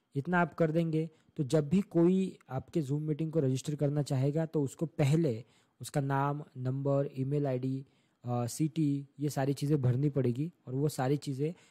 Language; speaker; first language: Hindi; non-native, local second language; Marathi